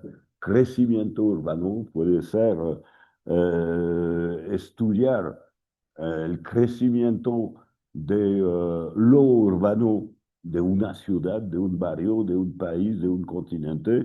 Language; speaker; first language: Spanish; non-native, fluent; French